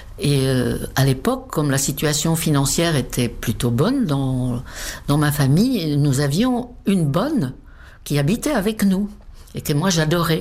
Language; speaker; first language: French; non-native, fluent; Czech